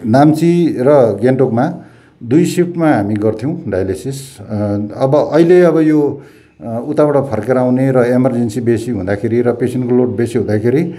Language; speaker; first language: Nepali; native; Nepali